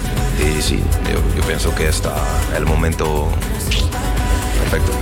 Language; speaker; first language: Spanish; non-native, learner; French